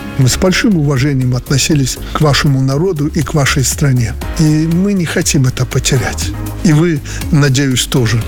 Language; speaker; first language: Russian; native; Russian